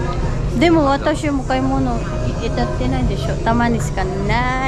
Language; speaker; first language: Japanese; non-native, learner; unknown